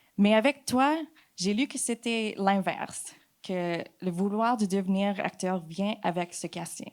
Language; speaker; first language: French; non-native, fluent; English